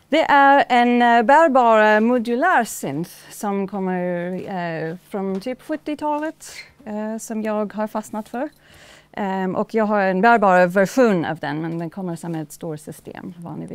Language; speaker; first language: Swedish; non-native, fluent; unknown